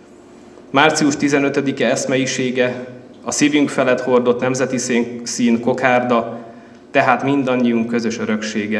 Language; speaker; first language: Hungarian; native; Hungarian